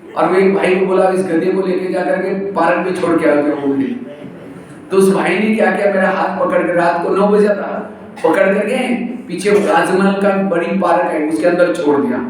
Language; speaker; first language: Hindi; non-native, local second language; Marathi